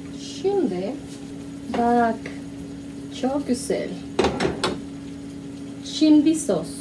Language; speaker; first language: Turkish; non-native, learner; Spanish